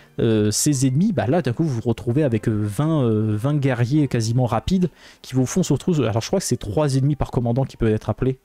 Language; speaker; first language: French; native; French